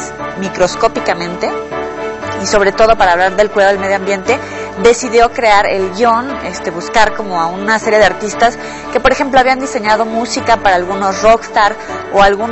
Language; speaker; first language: Spanish; native; Spanish